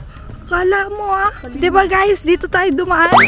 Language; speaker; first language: Filipino; native; Filipino